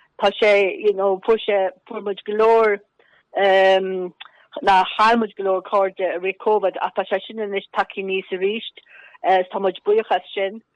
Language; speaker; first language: Irish; native; Irish